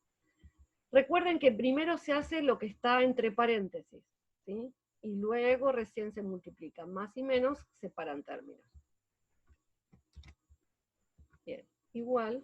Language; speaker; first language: Spanish; native; Spanish